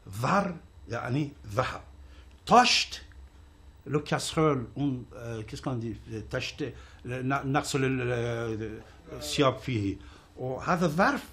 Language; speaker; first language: Arabic; non-native, learner; Persian